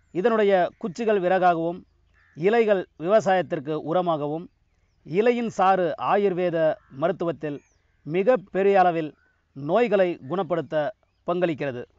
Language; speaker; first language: Tamil; native; Tamil